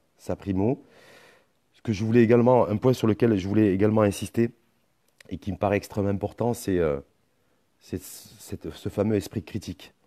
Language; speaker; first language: French; non-native, local second language; Arabic